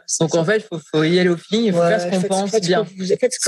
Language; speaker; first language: French; native; French